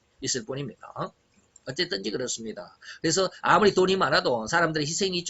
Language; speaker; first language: Korean; native; Korean